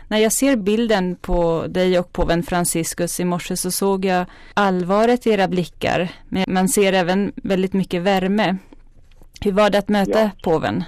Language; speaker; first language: Swedish; native; Swedish